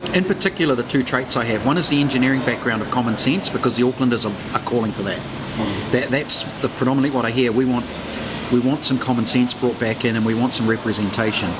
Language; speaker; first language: English; native; English